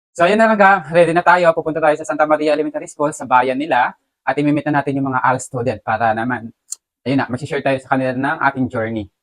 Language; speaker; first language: Filipino; non-native, local second language; Hiligaynon